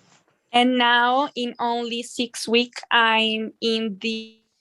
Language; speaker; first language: English; non-native, fluent; Italian